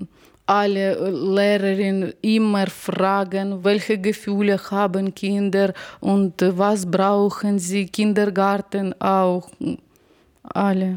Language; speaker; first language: German; non-native, learner; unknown